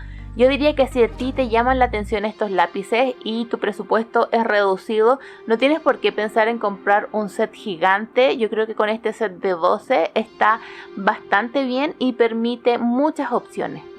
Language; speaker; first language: Spanish; native; Spanish